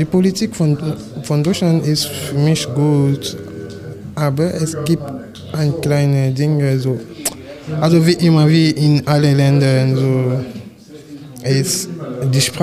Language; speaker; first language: German; non-native, learner; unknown